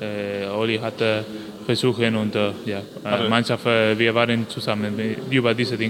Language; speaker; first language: German; non-native, learner; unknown